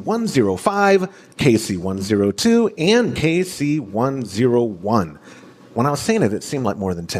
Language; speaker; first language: English; native; English